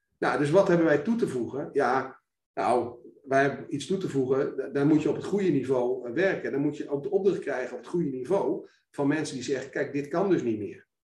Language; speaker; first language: Dutch; native; Dutch